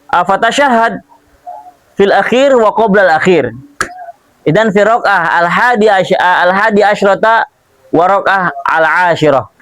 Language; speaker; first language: Arabic; non-native, fluent; Indonesian